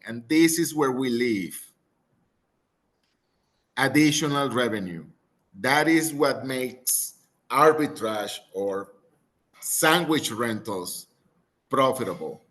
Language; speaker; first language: English; non-native, fluent; Spanish